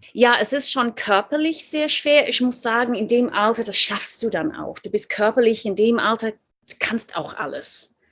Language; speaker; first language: German; non-native, fluent; English